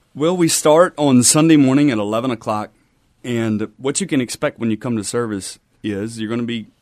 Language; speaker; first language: English; native; English